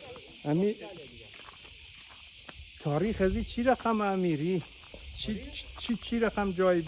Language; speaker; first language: Persian; native; Persian